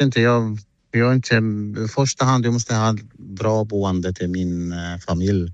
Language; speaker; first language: Swedish; non-native, learner; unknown